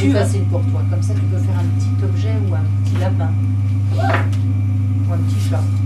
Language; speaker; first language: French; native; French